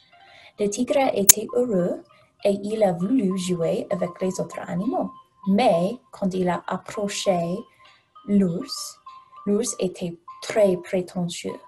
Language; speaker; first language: French; non-native, learner; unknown